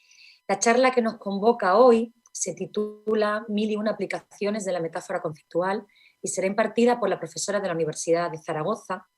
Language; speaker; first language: Spanish; native; Spanish